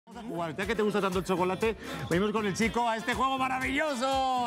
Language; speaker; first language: Spanish; native; Spanish